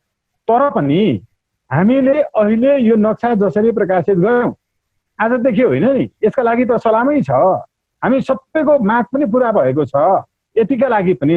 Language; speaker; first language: Nepali; native; Nepali